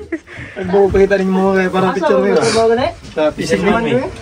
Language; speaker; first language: Filipino; non-native, local second language; Cebuano